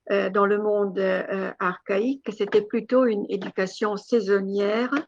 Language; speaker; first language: French; non-native, fluent; Romanian